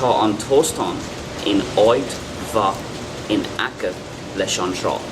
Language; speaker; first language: Irish; non-native, local second language; English